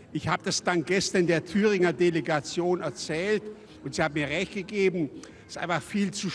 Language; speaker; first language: German; native; German